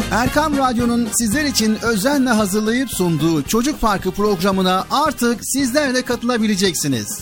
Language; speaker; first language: Turkish; native; Turkish